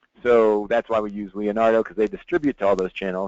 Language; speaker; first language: English; native; English